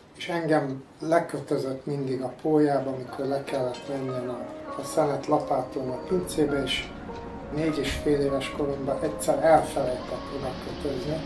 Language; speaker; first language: Hungarian; early bilingual, heritage; Hungarian